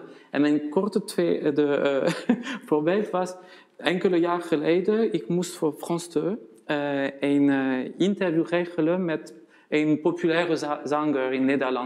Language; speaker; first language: Dutch; non-native, fluent; French